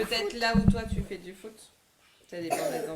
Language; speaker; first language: French; native; French